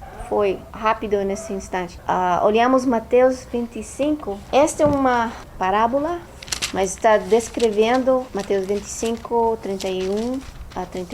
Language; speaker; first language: Portuguese; non-native, fluent; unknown